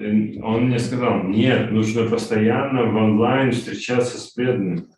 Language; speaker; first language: Russian; native; Russian